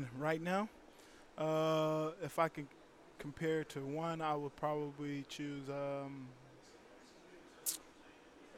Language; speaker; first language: English; native; English